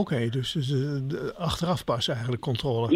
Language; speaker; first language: Dutch; native; Dutch